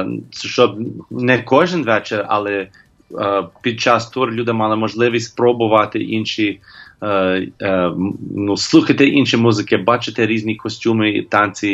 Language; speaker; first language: Ukrainian; non-native, learner; English